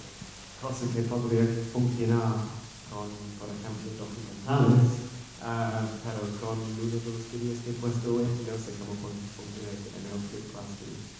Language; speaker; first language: Spanish; non-native, fluent; English